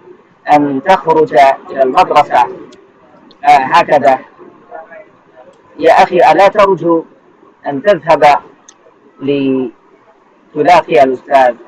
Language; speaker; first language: Arabic; non-native, fluent; Bangla